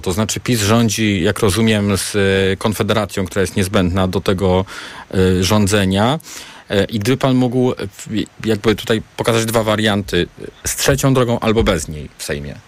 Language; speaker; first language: Polish; native; Polish